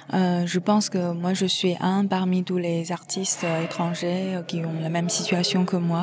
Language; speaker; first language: French; non-native, fluent; Chinese